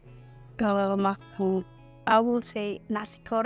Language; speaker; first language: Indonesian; non-native, learner; Somali